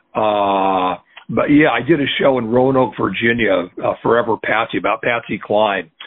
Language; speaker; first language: English; native; English